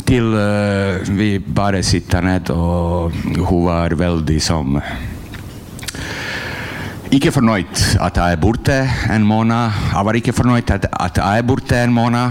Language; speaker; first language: Swedish; non-native, learner; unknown